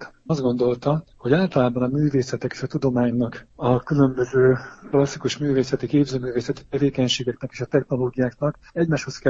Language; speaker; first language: Hungarian; native; Hungarian